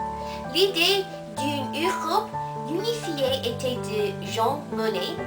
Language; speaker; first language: French; non-native, learner; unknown